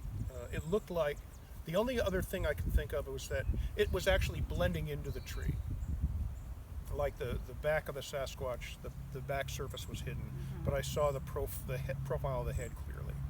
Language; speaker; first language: English; native; English